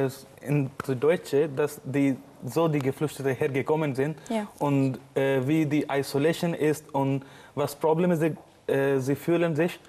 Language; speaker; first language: German; non-native, learner; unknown